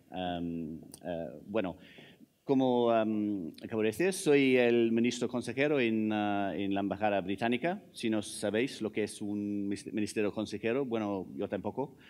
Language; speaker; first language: Spanish; non-native, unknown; English